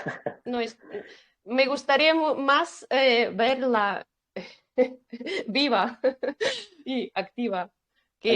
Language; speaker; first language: Spanish; non-native, fluent; Russian